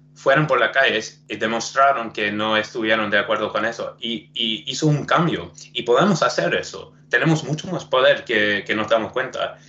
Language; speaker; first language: Spanish; non-native, fluent; English